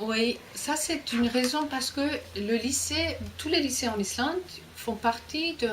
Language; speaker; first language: French; non-native, fluent; Icelandic